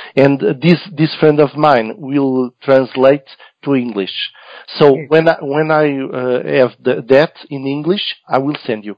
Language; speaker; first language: English; non-native, learner; Portuguese